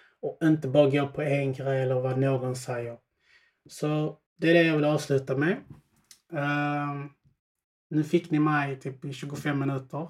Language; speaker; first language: Swedish; early bilingual, other home language; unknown